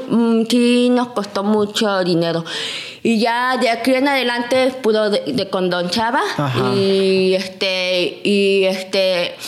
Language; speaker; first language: Spanish; native; Spanish